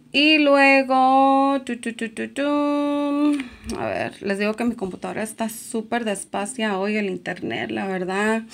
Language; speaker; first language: Spanish; early bilingual, heritage; Spanish